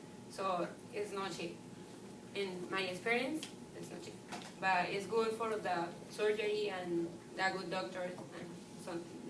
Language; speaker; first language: English; non-native, learner; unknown